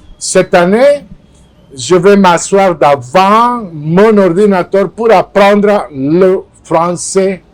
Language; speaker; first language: French; non-native, fluent; Spanish